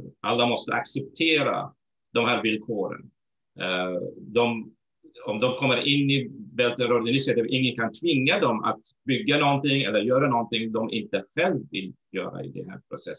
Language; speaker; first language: Swedish; non-native, fluent; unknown